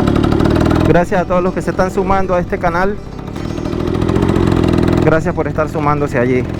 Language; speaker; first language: Spanish; native; Spanish